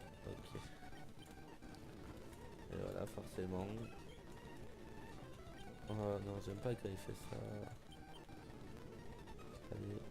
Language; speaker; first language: French; native; French